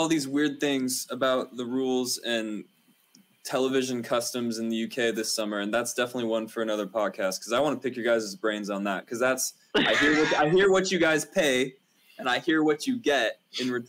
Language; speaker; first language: English; native; English